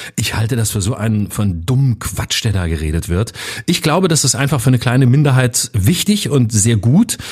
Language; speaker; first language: German; native; German